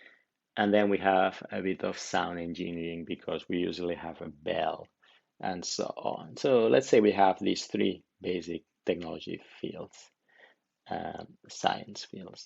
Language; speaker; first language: English; non-native, fluent; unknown